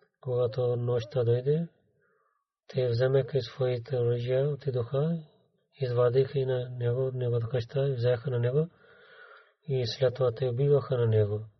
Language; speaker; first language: Bulgarian; non-native, learner; Urdu